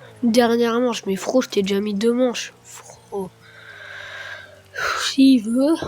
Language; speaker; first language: French; native; French